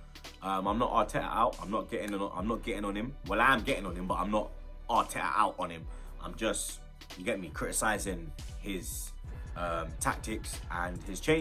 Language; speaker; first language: English; native; English